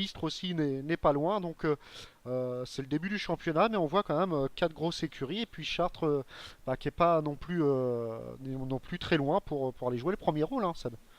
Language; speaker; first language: French; native; French